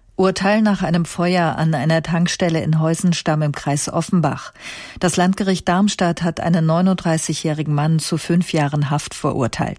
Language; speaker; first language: German; native; German